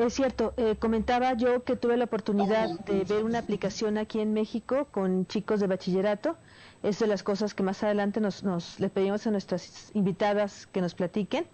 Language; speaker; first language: Spanish; native; Spanish